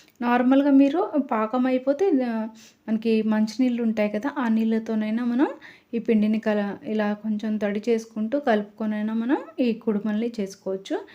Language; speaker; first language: Telugu; non-native, local second language; Lambadi